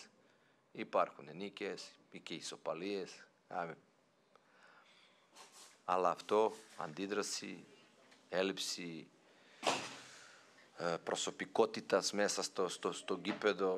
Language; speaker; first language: Greek; non-native, fluent; Serbian